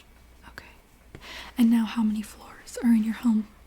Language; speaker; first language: English; native; English